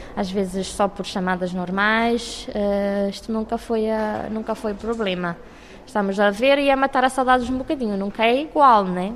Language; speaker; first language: Portuguese; non-native, local second language; Kabuverdianu